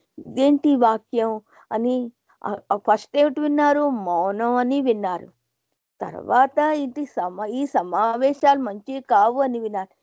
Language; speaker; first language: Telugu; non-native, local second language; Hindi